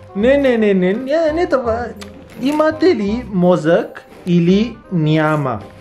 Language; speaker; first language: Bulgarian; non-native, learner; English